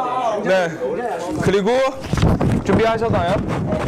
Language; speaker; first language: Korean; non-native, learner; Chinese